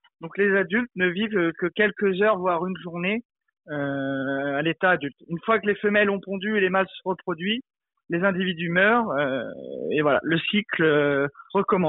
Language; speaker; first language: French; native; French